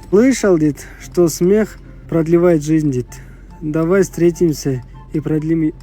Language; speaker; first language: Russian; non-native, local second language; Kazakh